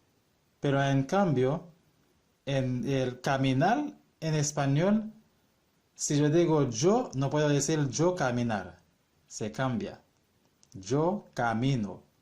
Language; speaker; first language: Spanish; non-native, fluent; Haitian Creole